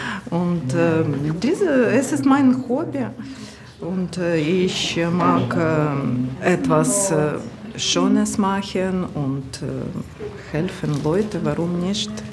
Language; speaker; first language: German; non-native, learner; Ukrainian